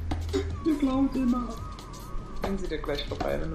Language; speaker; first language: German; native; German